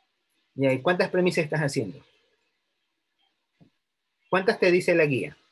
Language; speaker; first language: Spanish; native; Spanish